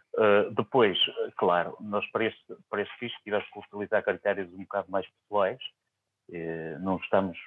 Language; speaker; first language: Portuguese; native; Portuguese